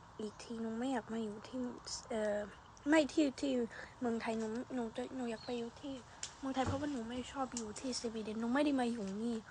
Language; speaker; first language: Thai; early bilingual, heritage; Thai